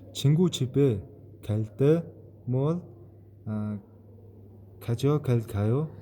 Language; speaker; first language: Korean; non-native, fluent; Mongolian